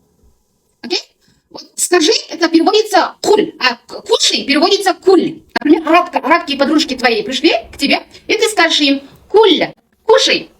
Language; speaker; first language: Russian; non-native, local second language; Kazakh